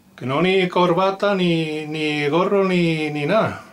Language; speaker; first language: Spanish; non-native, learner; Finnish